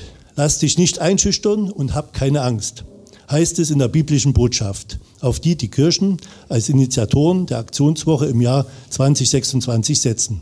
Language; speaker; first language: German; native; German